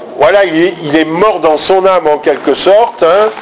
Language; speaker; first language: French; native; French